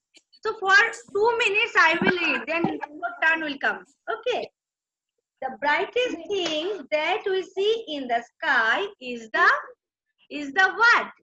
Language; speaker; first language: English; non-native, local second language; Bangla